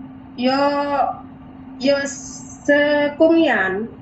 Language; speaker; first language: Cantonese; non-native, learner; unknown